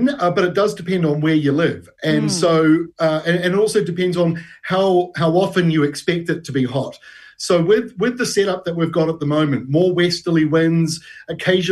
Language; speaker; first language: English; native; English